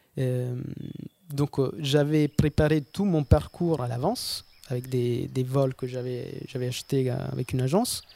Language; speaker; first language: French; non-native, fluent; Italian